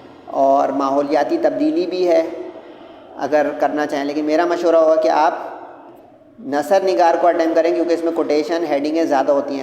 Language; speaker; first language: Urdu; native; Urdu